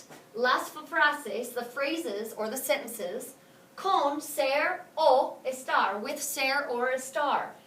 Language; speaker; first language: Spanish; non-native, fluent; English